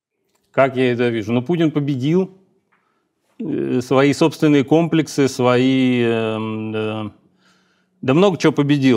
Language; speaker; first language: Russian; native; Russian